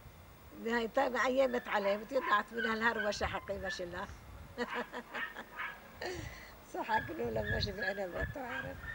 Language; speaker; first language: Hebrew; non-native, fluent; Arabic